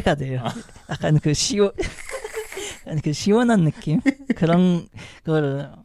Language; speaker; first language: Korean; non-native, fluent; Arabic